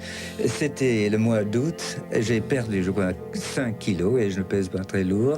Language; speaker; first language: French; non-native, fluent; English